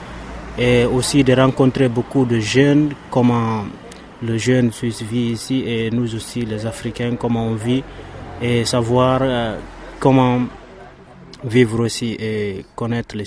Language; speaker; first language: French; non-native, local second language; Fula